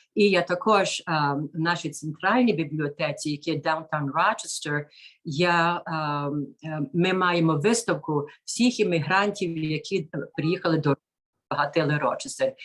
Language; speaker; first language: Ukrainian; early bilingual, heritage; Ukrainian